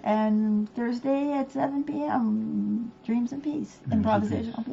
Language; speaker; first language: English; native; English